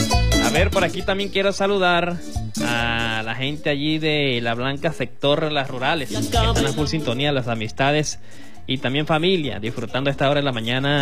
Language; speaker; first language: Spanish; native; Spanish